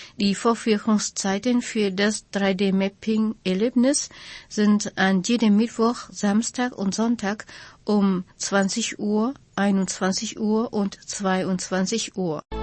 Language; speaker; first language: German; non-native, fluent; Vietnamese